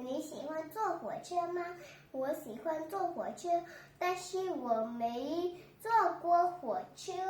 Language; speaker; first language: Chinese; non-native, learner; Vietnamese